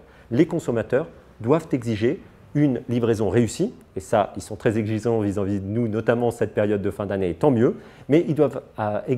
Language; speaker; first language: French; native; French